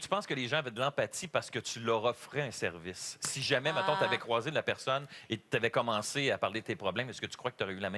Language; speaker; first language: French; native; French